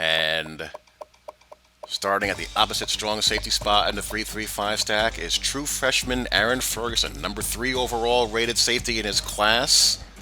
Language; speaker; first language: English; native; English